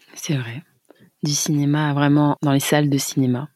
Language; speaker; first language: French; native; French